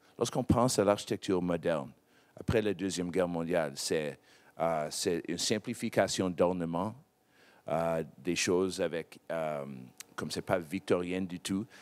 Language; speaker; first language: French; non-native, local second language; English